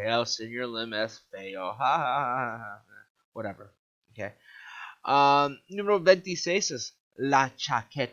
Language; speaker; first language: Spanish; non-native, learner; English